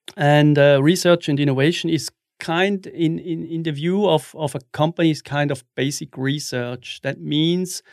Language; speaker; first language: English; non-native, fluent; German